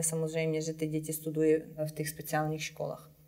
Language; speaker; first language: Czech; non-native, fluent; Ukrainian